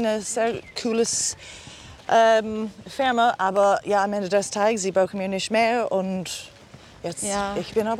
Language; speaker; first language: German; non-native, learner; English